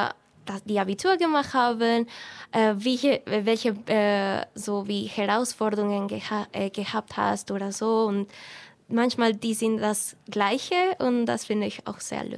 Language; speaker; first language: German; non-native, fluent; Spanish